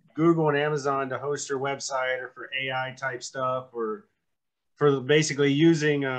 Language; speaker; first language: English; native; English